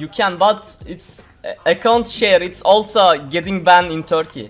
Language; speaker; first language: English; non-native, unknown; Turkish